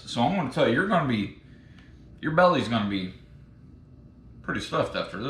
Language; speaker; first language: English; native; English